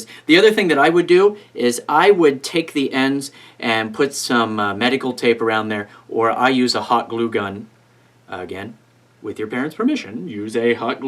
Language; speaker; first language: English; native; English